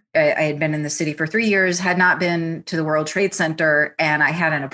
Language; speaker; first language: English; early bilingual, other home language; Italian